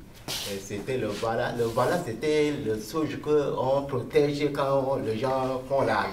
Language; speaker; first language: French; non-native, learner; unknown